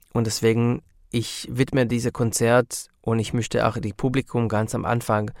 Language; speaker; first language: German; non-native, learner; Hebrew